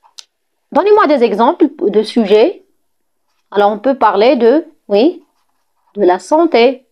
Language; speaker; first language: French; non-native, local second language; Arabic